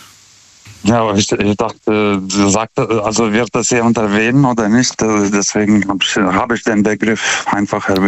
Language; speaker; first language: German; non-native, fluent; Lithuanian